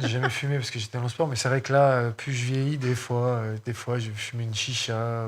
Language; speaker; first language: French; native; French